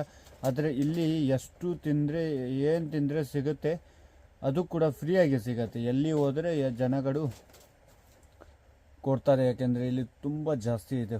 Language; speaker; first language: Kannada; non-native, fluent; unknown